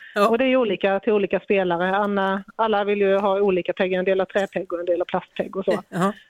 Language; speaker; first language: Swedish; native; Swedish